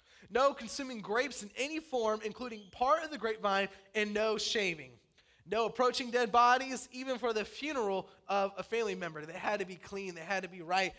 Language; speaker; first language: English; native; English